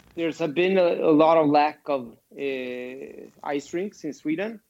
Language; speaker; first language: English; non-native, fluent; Swedish